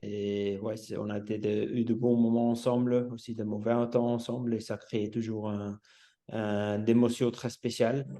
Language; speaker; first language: French; non-native, local second language; Dutch